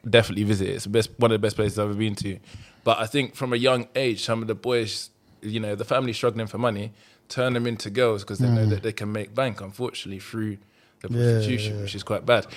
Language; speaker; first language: English; native; English